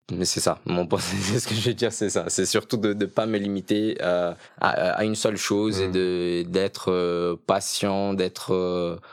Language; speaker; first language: French; early bilingual, other home language; Portuguese